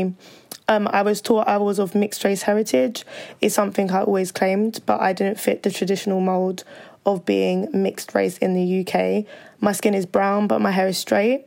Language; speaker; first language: English; native; English